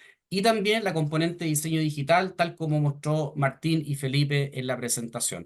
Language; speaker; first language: Spanish; native; Spanish